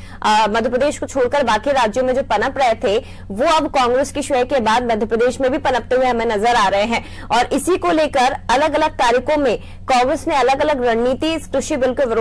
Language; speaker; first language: Hindi; native; Hindi